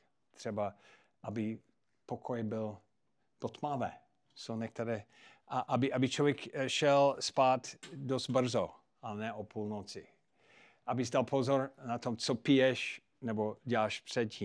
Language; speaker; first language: Czech; non-native, fluent; English